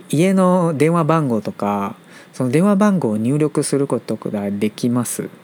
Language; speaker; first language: Japanese; non-native, fluent; Chinese